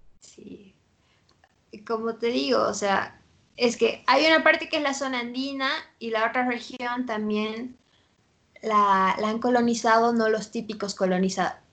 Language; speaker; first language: Spanish; native; Spanish